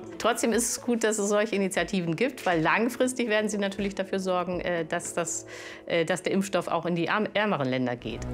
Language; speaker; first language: German; native; German